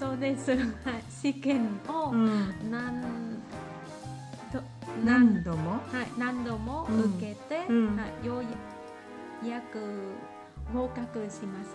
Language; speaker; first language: Japanese; non-native, learner; Vietnamese